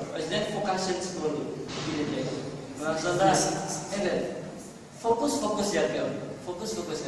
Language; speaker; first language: Turkish; non-native, learner; Indonesian